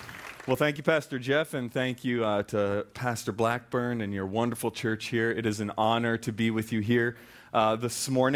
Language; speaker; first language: English; native; English